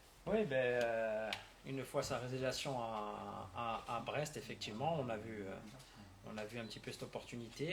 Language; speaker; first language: French; native; French